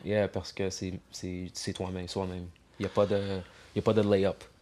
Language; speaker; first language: French; early bilingual, heritage; French